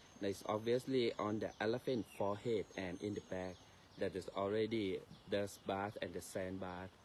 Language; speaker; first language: English; non-native, learner; Thai